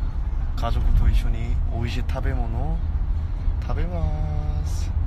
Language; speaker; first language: Japanese; non-native, learner; Korean